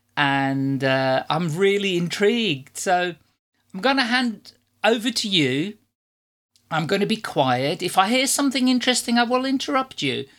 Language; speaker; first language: English; non-native, fluent; Dutch